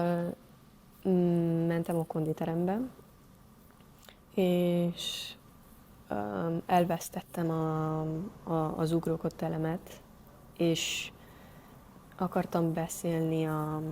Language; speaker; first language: Hungarian; non-native, learner; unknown